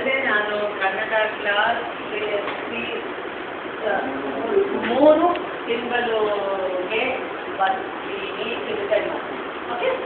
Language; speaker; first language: Kannada; non-native, learner; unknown